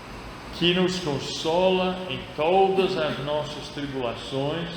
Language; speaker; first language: Portuguese; non-native, fluent; English